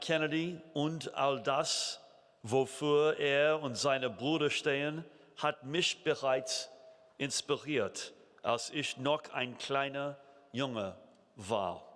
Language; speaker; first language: German; non-native, fluent; English